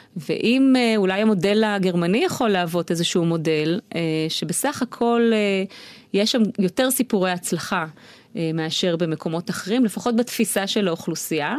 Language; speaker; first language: Hebrew; native; Hebrew